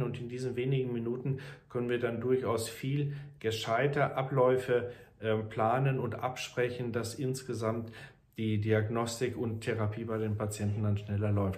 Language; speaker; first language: German; native; German